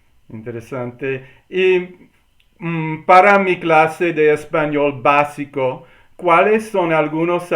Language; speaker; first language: Spanish; non-native, learner; English